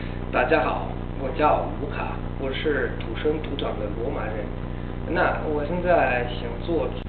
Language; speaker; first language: Chinese; non-native, learner; Italian